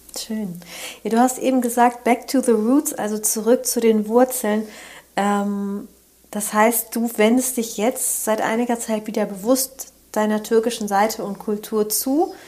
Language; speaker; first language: German; early bilingual, other home language; Turkish